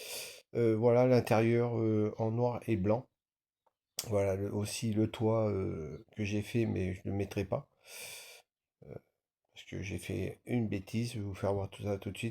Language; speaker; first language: French; native; French